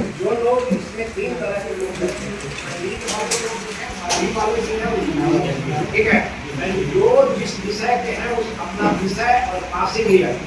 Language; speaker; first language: Hindi; native; Hindi